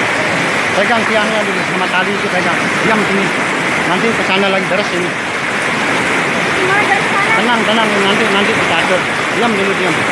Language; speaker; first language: Indonesian; non-native, local second language; Sasak